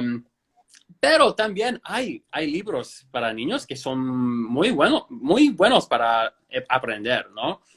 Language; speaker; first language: Spanish; non-native, fluent; English